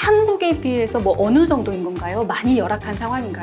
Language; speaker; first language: Korean; native; Korean